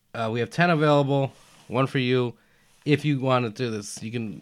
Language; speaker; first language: English; early bilingual, other home language; Albanian